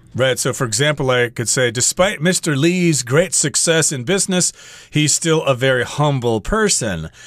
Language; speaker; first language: English; native; English